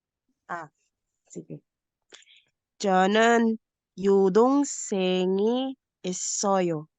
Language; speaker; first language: Korean; non-native, learner; Filipino